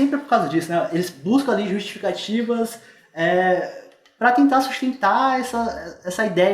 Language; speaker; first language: Portuguese; native; Portuguese